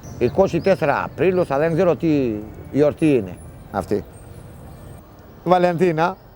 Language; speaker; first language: Greek; non-native, learner; Italian